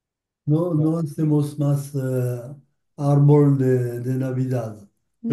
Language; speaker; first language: Spanish; non-native, learner; French